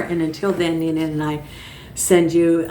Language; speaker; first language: English; native; English